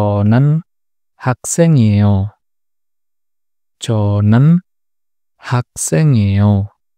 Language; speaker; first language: Korean; non-native, fluent; Indonesian